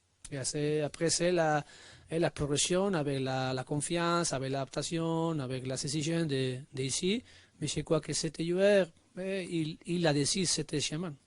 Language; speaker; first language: French; non-native, learner; Spanish